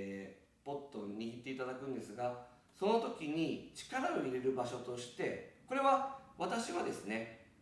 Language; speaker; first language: Japanese; native; Japanese